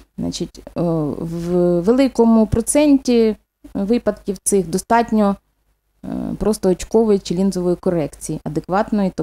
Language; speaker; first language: Ukrainian; non-native, local second language; Russian